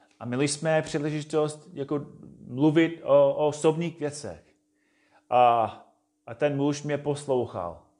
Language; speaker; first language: Czech; non-native, fluent; English